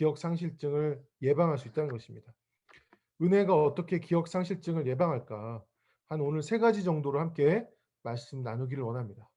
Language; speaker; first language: Korean; native; Korean